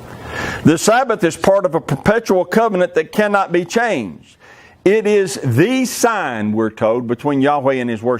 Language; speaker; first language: English; native; English